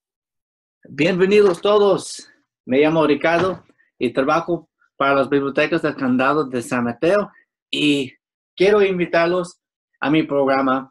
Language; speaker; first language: Spanish; early bilingual, heritage; Spanish